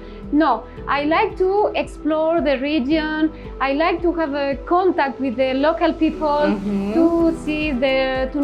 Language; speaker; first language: English; non-native, learner; Spanish